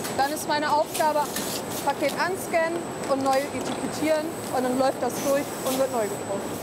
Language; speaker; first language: German; native; German